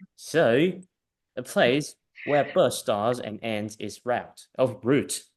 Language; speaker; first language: English; non-native, fluent; Vietnamese